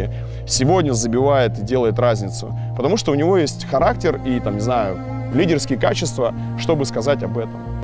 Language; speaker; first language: Russian; native; Russian